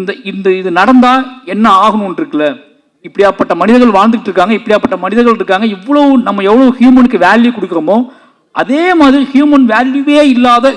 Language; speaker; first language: Tamil; native; Tamil